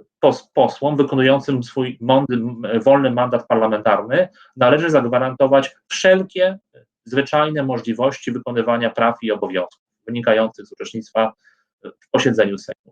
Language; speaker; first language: Polish; native; Polish